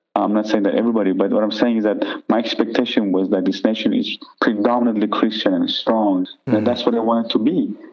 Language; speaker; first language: English; non-native, fluent; Persian